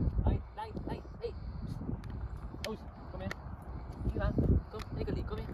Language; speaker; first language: German; native; German